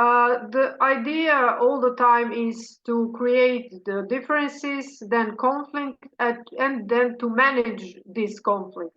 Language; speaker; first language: English; non-native, fluent; Serbian